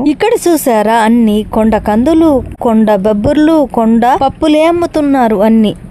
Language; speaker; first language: Telugu; non-native, local second language; Koya